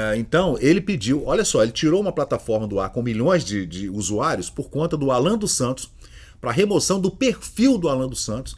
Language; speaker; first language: Portuguese; native; Portuguese